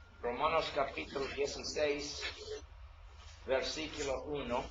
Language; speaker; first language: Spanish; non-native, learner; English